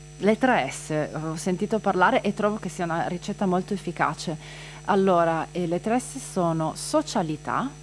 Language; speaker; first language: Italian; non-native, local second language; Friulian